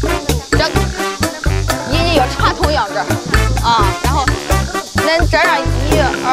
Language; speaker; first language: Chinese; native; Chinese